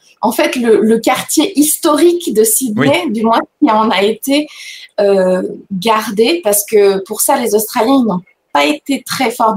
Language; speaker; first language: French; native; French